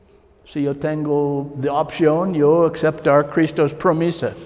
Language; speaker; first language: Spanish; non-native, learner; English